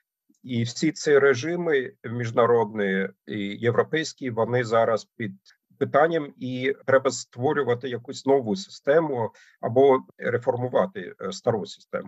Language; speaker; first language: Ukrainian; non-native, fluent; German